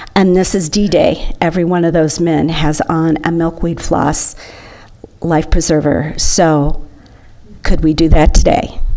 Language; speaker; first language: English; native; English